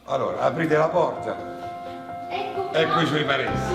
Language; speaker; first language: Italian; native; Italian